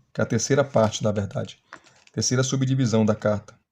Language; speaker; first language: Portuguese; native; Portuguese